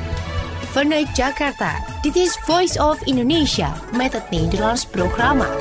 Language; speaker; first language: Dutch; non-native, fluent; Indonesian